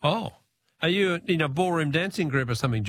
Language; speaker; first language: English; native; English